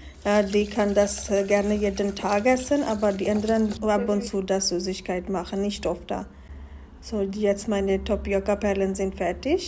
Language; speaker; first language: German; non-native, learner; Hindi